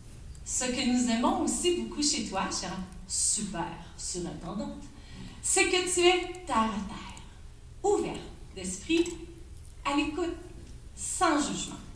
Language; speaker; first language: French; native; French